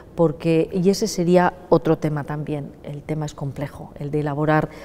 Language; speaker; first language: Spanish; native; Spanish